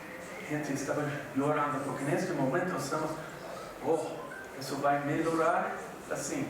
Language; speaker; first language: Portuguese; non-native, fluent; English